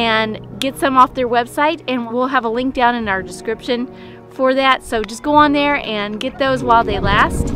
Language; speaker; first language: English; native; English